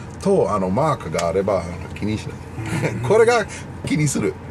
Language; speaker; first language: Japanese; non-native, learner; English